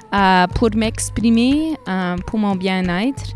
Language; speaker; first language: French; native; French